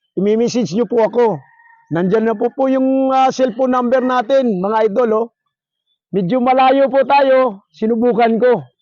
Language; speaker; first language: Filipino; non-native, local second language; Surigaonon